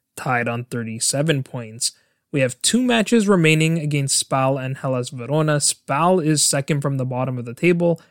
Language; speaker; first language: English; native; English